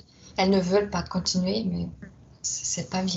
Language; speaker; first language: French; non-native, fluent; Portuguese